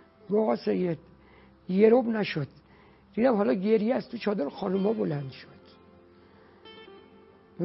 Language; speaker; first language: Persian; native; Persian